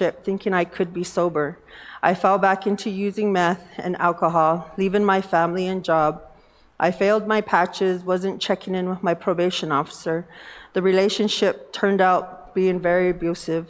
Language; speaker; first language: English; native; English